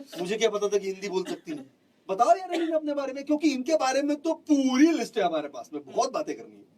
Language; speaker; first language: Hindi; native; Hindi